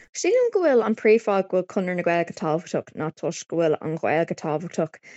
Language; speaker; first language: Irish; non-native, local second language; English